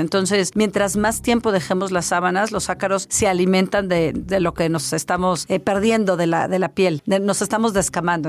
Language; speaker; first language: Spanish; native; Spanish